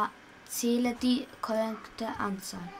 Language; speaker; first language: German; early bilingual, other home language; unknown